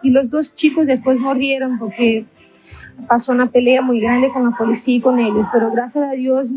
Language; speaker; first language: Spanish; non-native, learner; Portuguese